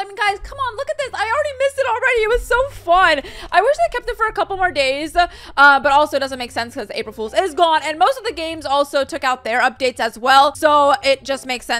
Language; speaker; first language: English; native; English